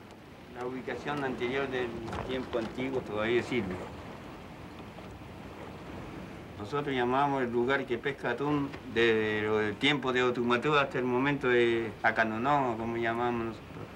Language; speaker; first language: Spanish; non-native, local second language; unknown